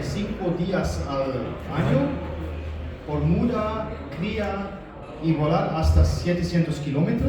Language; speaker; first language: Spanish; non-native, learner; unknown